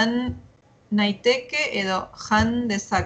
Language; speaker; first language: Basque; non-native, fluent; Spanish